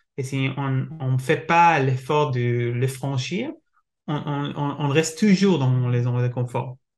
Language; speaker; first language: French; non-native, learner; Hebrew